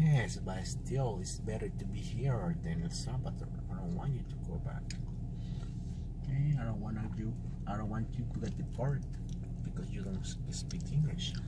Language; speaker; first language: English; non-native, fluent; Spanish